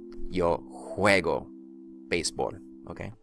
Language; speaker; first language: Spanish; early bilingual, heritage; Spanish